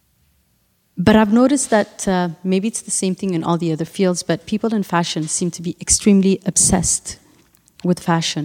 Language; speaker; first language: English; non-native, fluent; Tigrinya